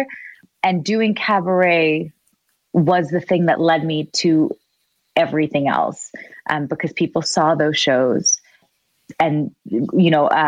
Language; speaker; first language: English; native; English